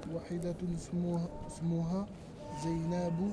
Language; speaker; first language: Arabic; non-native, learner; French